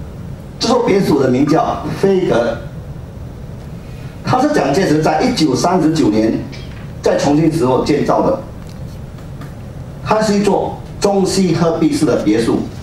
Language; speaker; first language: Chinese; native; Chinese